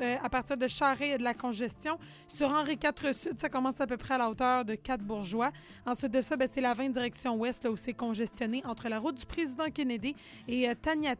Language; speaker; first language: French; native; French